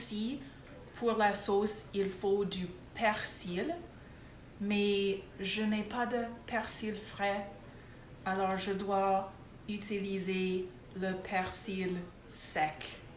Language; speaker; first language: French; non-native, local second language; English